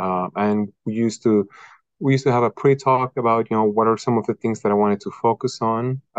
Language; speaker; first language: English; non-native, fluent; Spanish